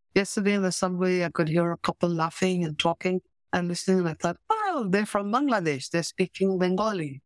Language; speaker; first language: English; native; English